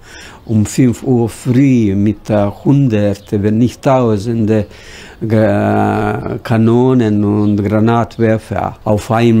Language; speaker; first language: German; non-native, fluent; Bosnian